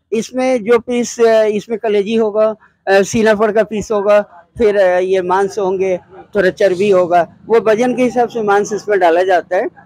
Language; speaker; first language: Hindi; native; Hindi